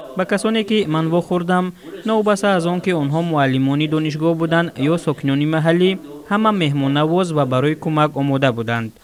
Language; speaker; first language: Tajik; non-native, learner; Chinese